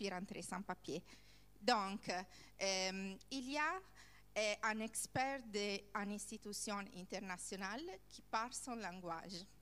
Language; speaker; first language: French; non-native, learner; Italian